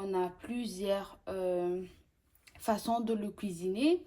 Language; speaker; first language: French; non-native, local second language; Malagasy